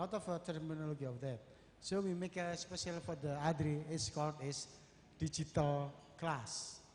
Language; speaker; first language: English; non-native, learner; Indonesian